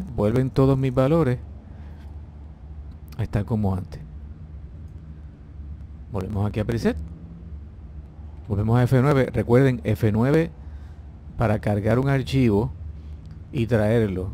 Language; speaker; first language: Spanish; native; Spanish